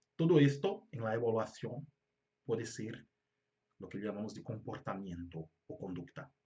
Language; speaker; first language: Spanish; non-native, fluent; Portuguese